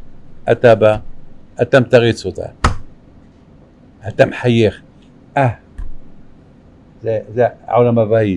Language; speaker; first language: Hebrew; non-native, fluent; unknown